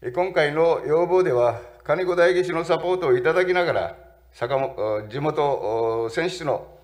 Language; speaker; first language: Japanese; native; Japanese